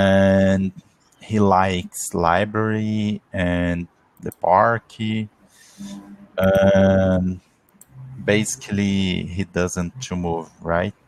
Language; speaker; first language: English; non-native, learner; Portuguese